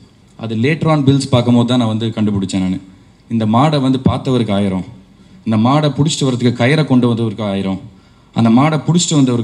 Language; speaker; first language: Tamil; native; Tamil